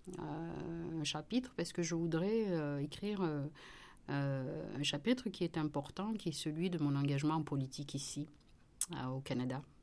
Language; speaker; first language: French; native; French